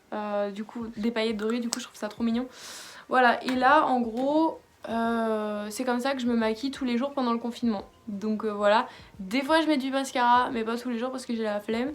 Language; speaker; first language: French; native; French